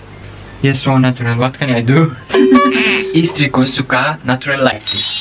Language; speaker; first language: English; non-native, learner; Turkish